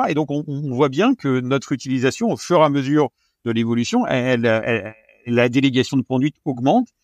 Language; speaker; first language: French; native; French